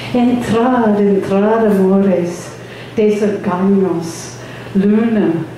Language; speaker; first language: Spanish; non-native, learner; English